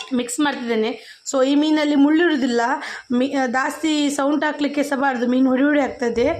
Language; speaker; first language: Kannada; non-native, local second language; Tulu